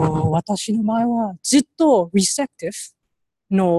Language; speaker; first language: Japanese; non-native, learner; Chinese